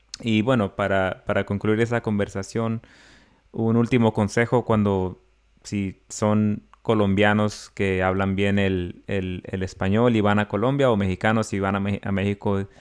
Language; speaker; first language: Spanish; early bilingual, other home language; English